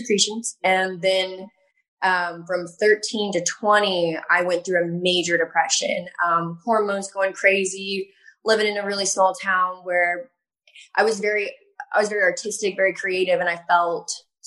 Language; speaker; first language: English; native; English